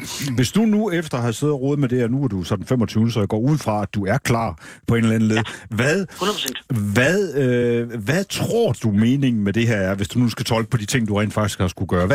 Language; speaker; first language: Danish; native; Danish